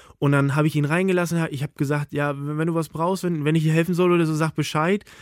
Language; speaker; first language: German; native; German